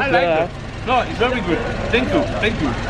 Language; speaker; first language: English; non-native, learner; French